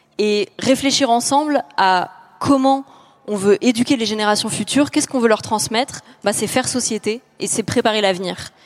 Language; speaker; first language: French; native; French